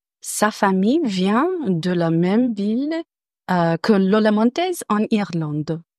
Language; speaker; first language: French; non-native, learner; English